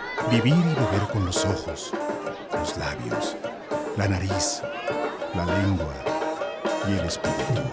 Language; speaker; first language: Spanish; native; Spanish